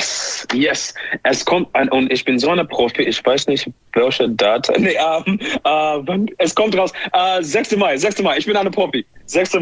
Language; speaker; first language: German; non-native, learner; English